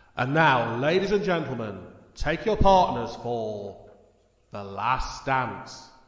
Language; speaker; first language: English; native; English